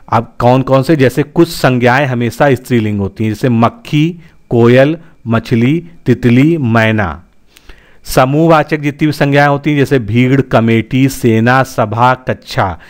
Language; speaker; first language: Hindi; native; Hindi